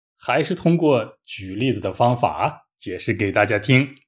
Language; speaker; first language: Chinese; native; Chinese